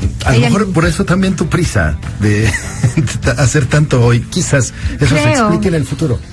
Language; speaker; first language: Spanish; native; Spanish